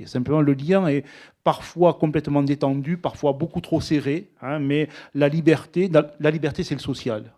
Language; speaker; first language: French; native; French